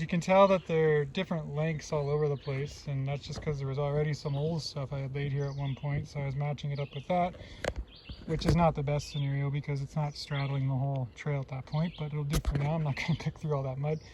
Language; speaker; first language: English; native; English